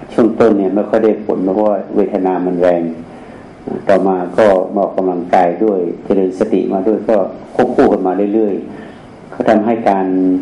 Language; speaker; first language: Thai; native; Thai